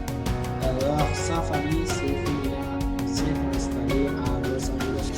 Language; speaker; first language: French; non-native, fluent; Arabic